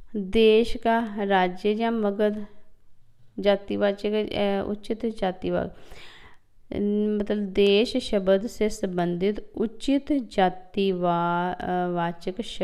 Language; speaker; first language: Hindi; non-native, local second language; Punjabi